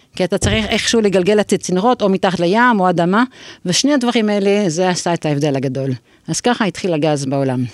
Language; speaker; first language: Hebrew; non-native, fluent; English